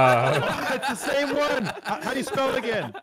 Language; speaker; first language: English; native; English